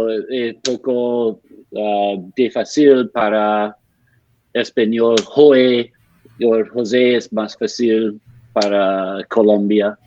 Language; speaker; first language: Spanish; non-native, learner; English